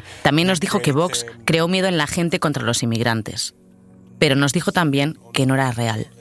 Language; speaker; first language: Spanish; native; Spanish